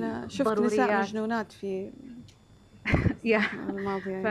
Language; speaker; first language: Arabic; native; Arabic